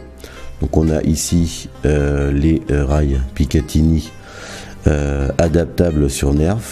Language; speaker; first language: French; native; French